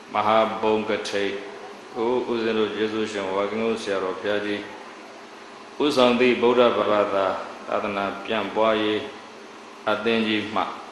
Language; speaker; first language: Burmese; native; Burmese